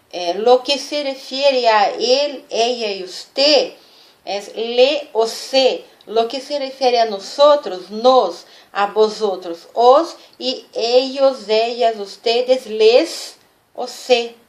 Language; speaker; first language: Spanish; non-native, fluent; Portuguese